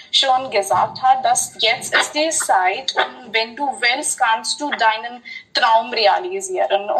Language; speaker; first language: German; non-native, fluent; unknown